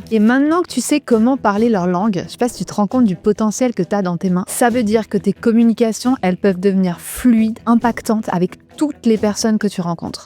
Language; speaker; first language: French; native; French